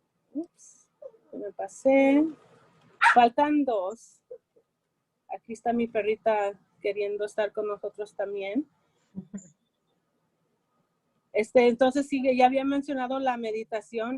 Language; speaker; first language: Spanish; early bilingual, heritage; Spanish